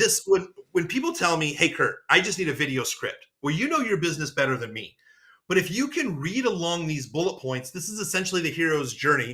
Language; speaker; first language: English; native; English